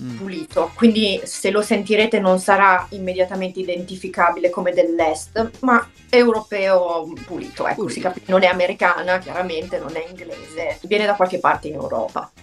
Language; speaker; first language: Italian; native; Italian